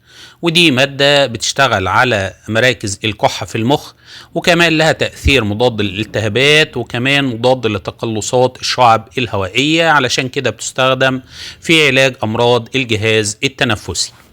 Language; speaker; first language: Arabic; native; Arabic